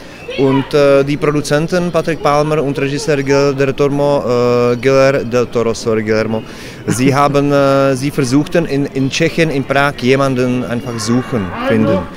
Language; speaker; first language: German; non-native, learner; Czech